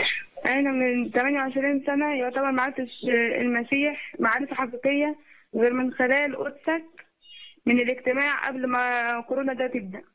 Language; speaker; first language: Arabic; native; Arabic